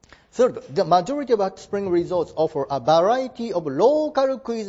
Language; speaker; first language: English; non-native, fluent; Japanese